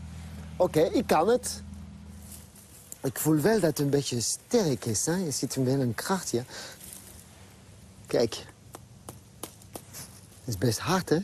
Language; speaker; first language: Dutch; non-native, fluent; French